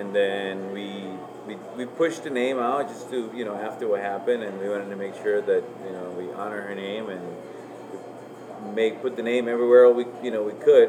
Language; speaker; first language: English; non-native, fluent; Spanish